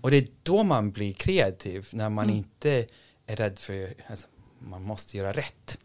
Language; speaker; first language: Swedish; non-native, fluent; Icelandic